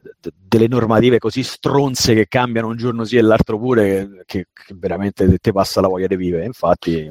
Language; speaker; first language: Italian; native; Italian